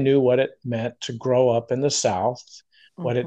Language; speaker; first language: English; native; English